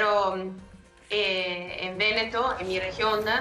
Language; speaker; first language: Spanish; non-native, learner; Italian